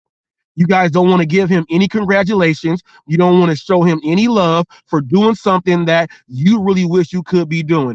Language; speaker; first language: English; native; English